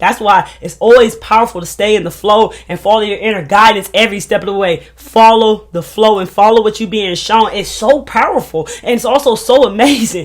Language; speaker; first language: English; native; English